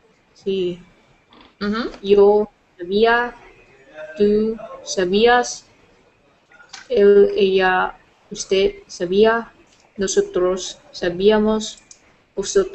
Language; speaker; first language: Spanish; non-native, learner; Vietnamese